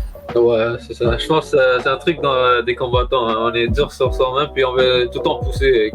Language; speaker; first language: French; native; French